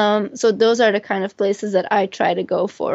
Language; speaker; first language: English; non-native, fluent; Dutch